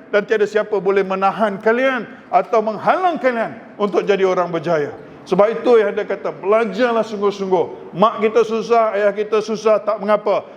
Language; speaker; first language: Malay; native; Malay